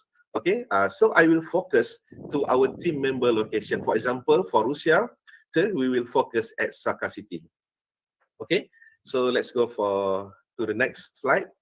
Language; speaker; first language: English; non-native, fluent; Malay